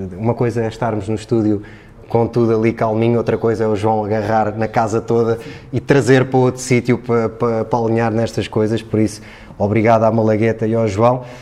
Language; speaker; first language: Portuguese; native; Portuguese